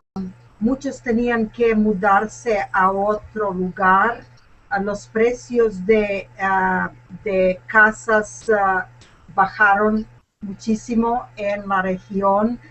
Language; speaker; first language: Spanish; non-native, learner; English